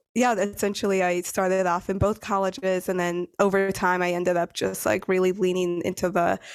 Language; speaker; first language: English; early bilingual, other home language; Spanish